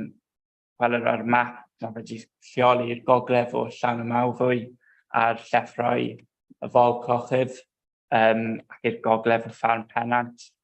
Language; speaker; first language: Welsh; non-native, local second language; English